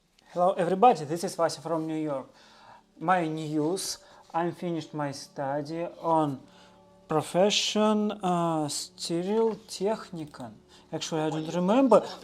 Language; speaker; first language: English; non-native, learner; Russian